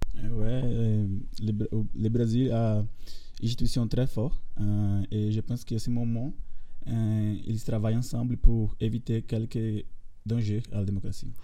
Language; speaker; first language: French; non-native, learner; Portuguese